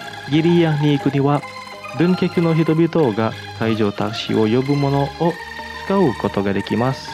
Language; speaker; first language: Japanese; non-native, fluent; Indonesian